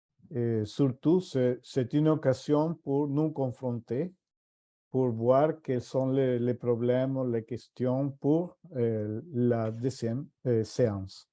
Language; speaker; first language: French; non-native, fluent; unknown